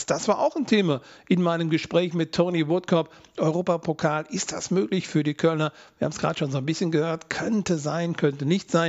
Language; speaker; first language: German; native; German